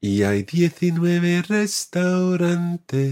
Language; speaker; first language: Spanish; non-native, fluent; English